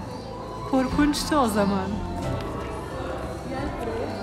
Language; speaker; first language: Turkish; non-native, fluent; Slovenian